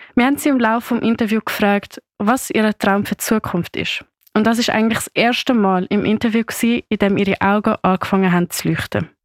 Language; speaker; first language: German; native; German